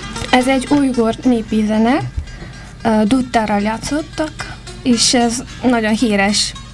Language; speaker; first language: Hungarian; non-native, fluent; Uyghur